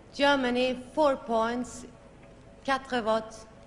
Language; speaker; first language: English; non-native, fluent; Swedish